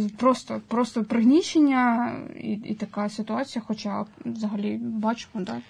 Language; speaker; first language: Ukrainian; native; Ukrainian